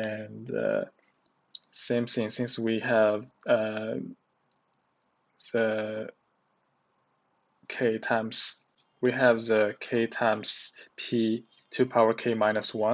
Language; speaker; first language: English; non-native, learner; Chinese